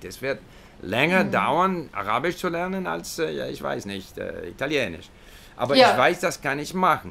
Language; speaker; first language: German; non-native, learner; English